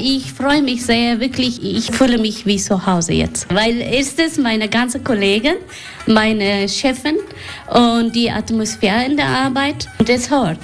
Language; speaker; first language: German; non-native, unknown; Persian